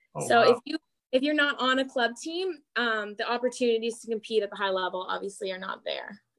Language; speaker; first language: English; native; English